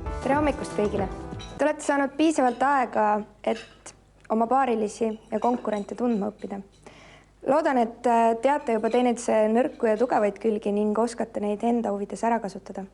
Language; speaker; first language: Estonian; native; Estonian